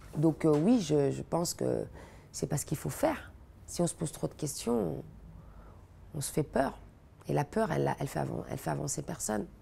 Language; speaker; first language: French; native; French